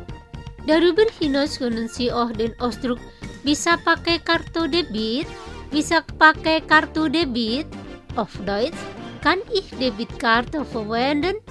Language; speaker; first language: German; non-native, fluent; Indonesian